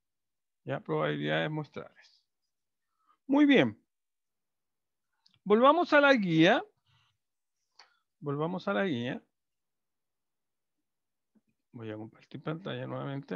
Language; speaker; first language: Spanish; native; Spanish